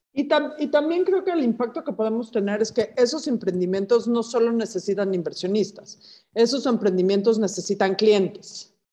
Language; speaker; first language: Spanish; native; Spanish